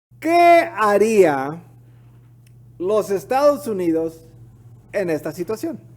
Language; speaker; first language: Spanish; early bilingual, heritage; Spanish